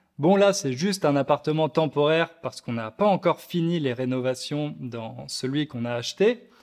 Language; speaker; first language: French; native; French